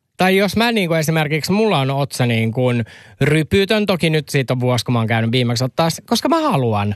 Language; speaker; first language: Finnish; native; Finnish